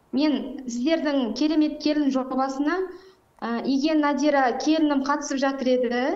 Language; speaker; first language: Kazakh; native; Kazakh